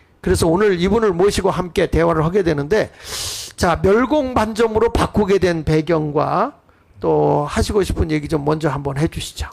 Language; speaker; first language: Korean; native; Korean